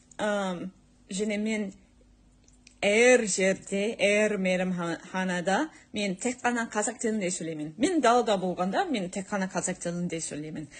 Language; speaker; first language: Kazakh; non-native, learner; English